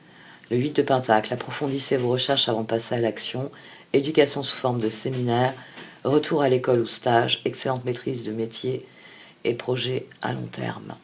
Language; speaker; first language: French; native; French